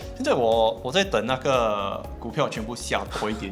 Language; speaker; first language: Chinese; non-native, local second language; English